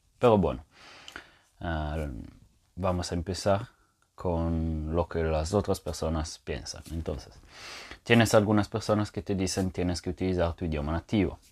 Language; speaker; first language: Spanish; non-native, fluent; Italian